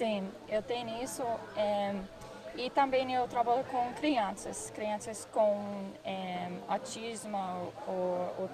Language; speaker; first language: Portuguese; non-native, learner; English